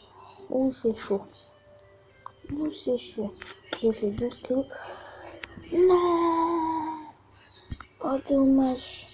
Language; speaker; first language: French; native; French